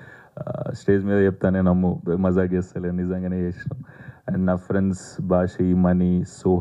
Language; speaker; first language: Telugu; native; Telugu